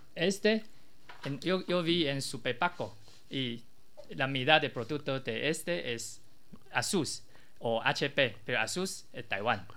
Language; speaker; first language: Spanish; non-native, learner; Chinese